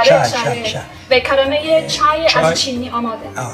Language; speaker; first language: Persian; non-native, learner; French